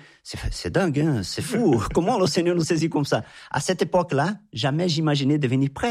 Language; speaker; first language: French; non-native, fluent; Portuguese